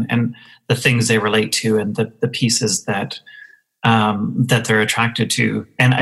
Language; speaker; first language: English; native; English